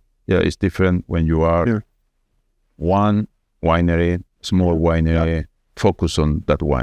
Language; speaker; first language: English; non-native, fluent; Spanish